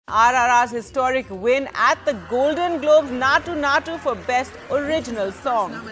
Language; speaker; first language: English; native; English